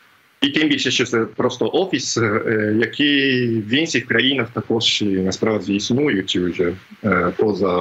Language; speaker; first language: Ukrainian; non-native, fluent; Japanese